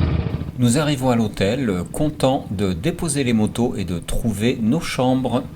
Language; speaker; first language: French; native; French